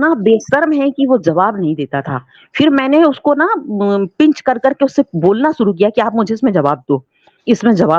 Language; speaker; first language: Hindi; native; Hindi